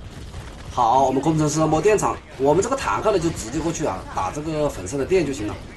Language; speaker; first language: Chinese; native; Chinese